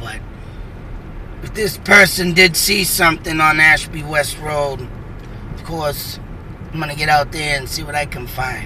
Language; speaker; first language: English; native; English